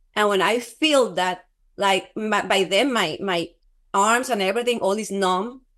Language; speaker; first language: English; non-native, fluent; Spanish